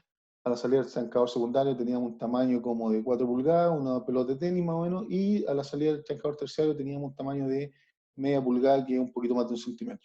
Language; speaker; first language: Spanish; native; Spanish